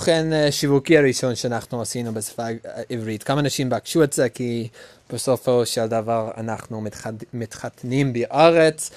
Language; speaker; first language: Hebrew; non-native, learner; English